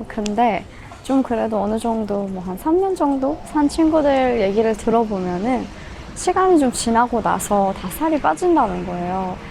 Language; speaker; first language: Korean; non-native, fluent; Persian